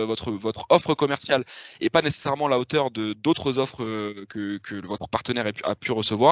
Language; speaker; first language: French; native; French